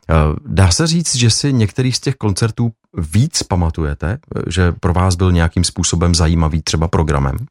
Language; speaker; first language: Czech; native; Czech